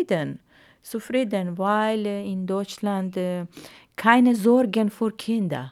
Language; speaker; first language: German; non-native, learner; Arabic